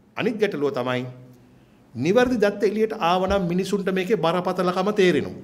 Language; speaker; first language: Sinhala; native; Sinhala